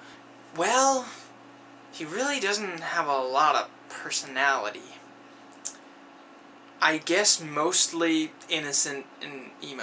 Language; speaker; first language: English; native; English